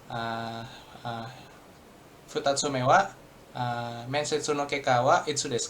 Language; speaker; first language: Japanese; non-native, learner; Indonesian